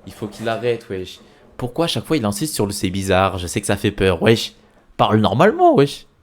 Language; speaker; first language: French; native; French